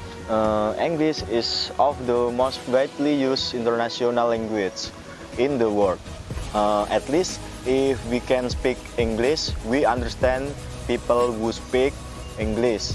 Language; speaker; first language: English; non-native, learner; Indonesian